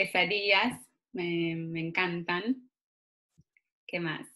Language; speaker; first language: Spanish; non-native, fluent; Italian